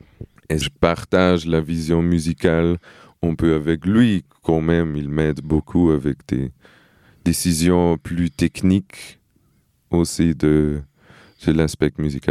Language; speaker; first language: French; non-native, fluent; Portuguese